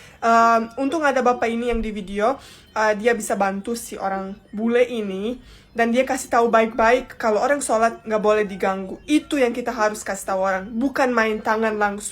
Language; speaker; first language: Indonesian; non-native, fluent; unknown